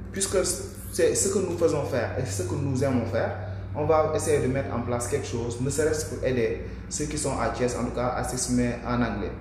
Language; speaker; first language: French; non-native, local second language; Wolof